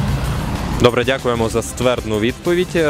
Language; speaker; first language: Ukrainian; native; Ukrainian